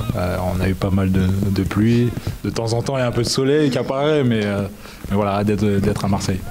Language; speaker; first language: French; native; French